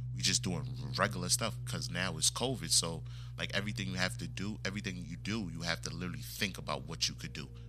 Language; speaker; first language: English; native; English